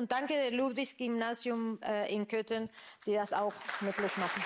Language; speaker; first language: German; non-native, fluent; Spanish